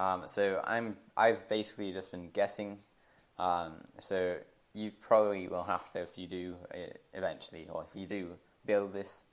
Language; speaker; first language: English; native; English